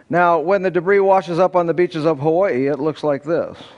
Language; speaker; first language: English; native; English